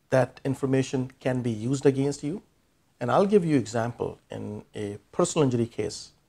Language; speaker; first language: English; non-native, local second language; Urdu